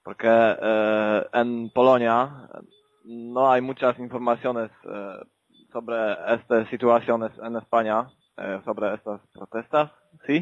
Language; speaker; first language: Spanish; non-native, learner; Polish